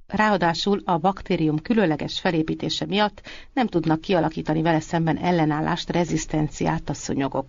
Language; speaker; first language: Hungarian; native; Hungarian